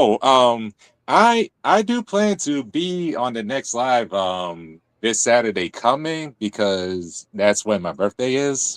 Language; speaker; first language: English; native; English